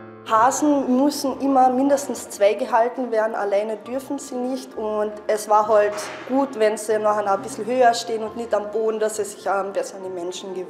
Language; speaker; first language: German; native; German